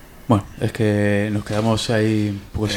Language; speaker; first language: Spanish; native; Spanish